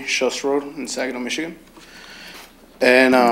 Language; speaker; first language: English; early bilingual, other home language; Spanish